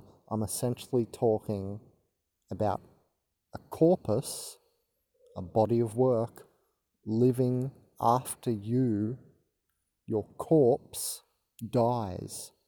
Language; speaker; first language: English; native; English